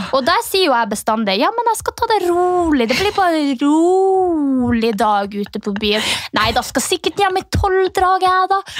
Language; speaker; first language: Norwegian; native; Norwegian